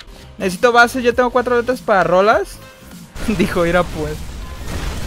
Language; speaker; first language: Spanish; native; Spanish